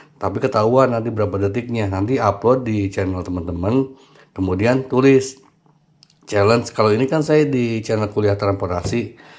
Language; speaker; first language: Indonesian; native; Indonesian